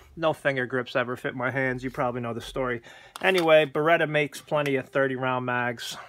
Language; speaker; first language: English; native; English